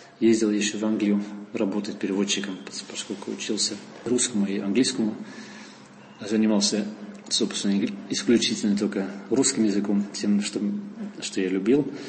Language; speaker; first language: Russian; non-native, fluent; Dutch